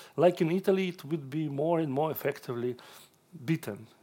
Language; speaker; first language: English; non-native, fluent; Russian